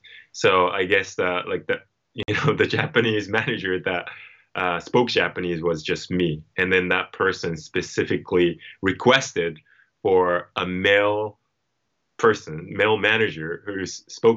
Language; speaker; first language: English; non-native, fluent; Japanese